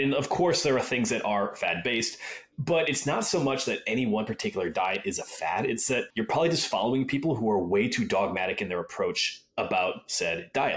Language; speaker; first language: English; native; English